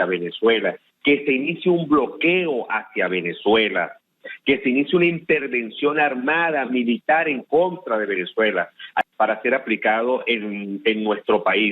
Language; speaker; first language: Spanish; native; Spanish